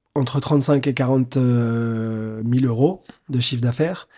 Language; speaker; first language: French; native; French